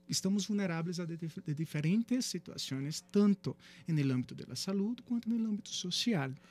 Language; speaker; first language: Spanish; non-native, fluent; Portuguese